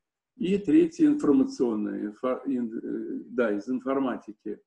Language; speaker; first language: Russian; native; Russian